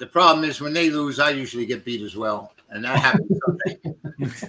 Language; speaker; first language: English; native; English